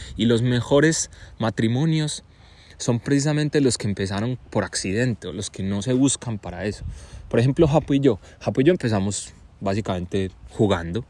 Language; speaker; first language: Spanish; native; Spanish